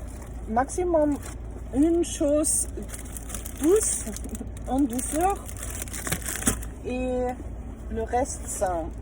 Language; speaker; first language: French; non-native, fluent; German